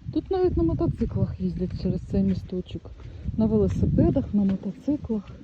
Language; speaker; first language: Ukrainian; non-native, local second language; Russian